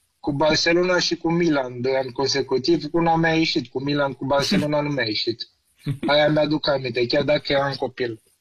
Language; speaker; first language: Romanian; native; Romanian